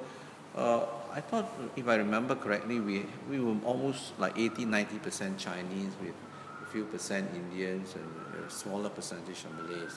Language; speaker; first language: English; non-native, local second language; Min Nan Chinese